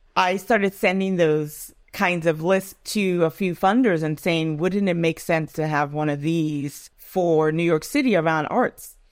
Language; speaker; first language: English; non-native, local second language; Yoruba